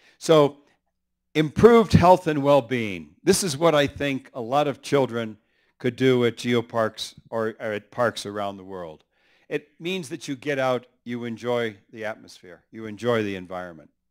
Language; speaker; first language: English; early bilingual, other home language; Spanish